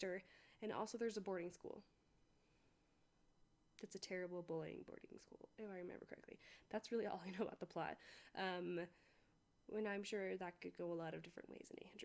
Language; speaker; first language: English; native; English